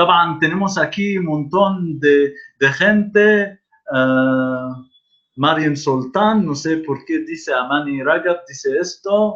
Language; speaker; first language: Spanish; non-native, fluent; Arabic